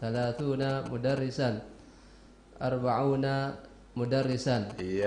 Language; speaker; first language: Arabic; non-native, learner; Indonesian